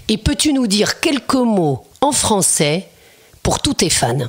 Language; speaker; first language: French; native; French